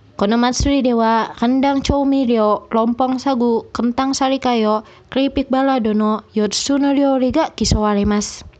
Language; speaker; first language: Japanese; non-native, fluent; Indonesian